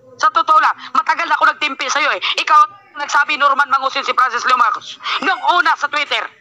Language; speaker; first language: Filipino; non-native, local second language; Cebuano